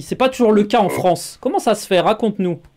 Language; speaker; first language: French; native; French